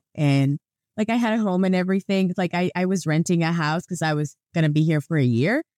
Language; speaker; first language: English; non-native, fluent; Spanish